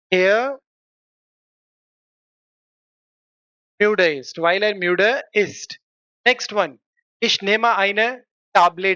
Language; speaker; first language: German; non-native, fluent; Hindi